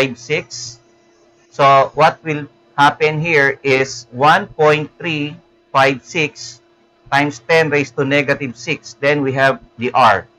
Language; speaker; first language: English; non-native, local second language; Filipino